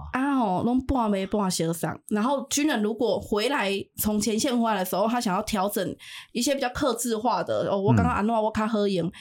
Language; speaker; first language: Chinese; non-native, local second language; Min Nan Chinese